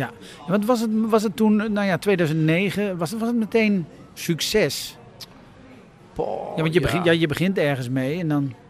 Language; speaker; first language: Dutch; native; Dutch